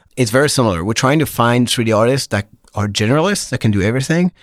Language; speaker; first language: English; non-native, fluent; French